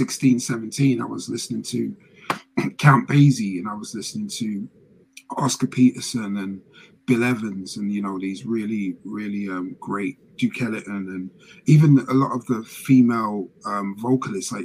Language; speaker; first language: English; native; English